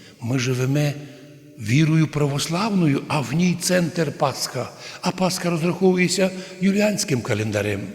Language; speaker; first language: Ukrainian; native; Ukrainian